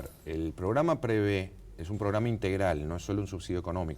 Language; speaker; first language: Spanish; native; Spanish